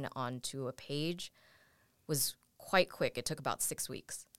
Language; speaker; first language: English; native; English